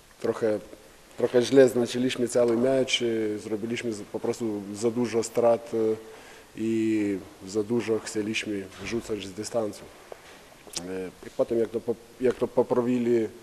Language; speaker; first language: Polish; non-native, fluent; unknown